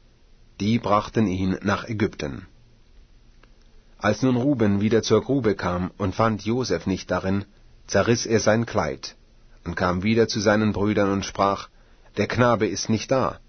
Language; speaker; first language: German; native; German